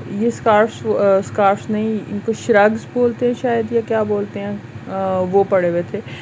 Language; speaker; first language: Urdu; native; Urdu